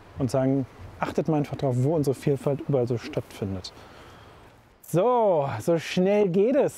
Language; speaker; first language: German; native; German